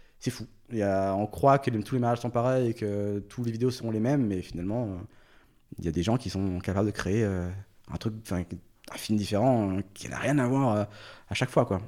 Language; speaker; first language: French; early bilingual, other home language; Portuguese